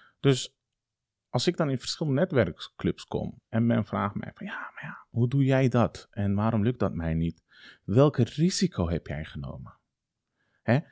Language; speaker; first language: Dutch; early bilingual, other home language; Turkish